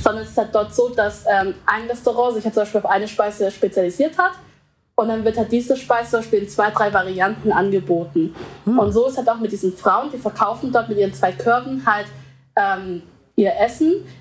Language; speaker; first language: German; early bilingual, other home language; Vietnamese